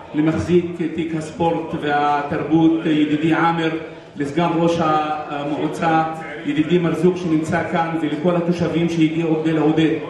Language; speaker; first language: Hebrew; non-native, local second language; Arabic